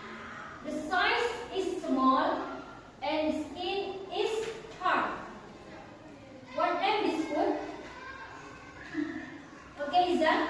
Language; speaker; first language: English; non-native, learner; Indonesian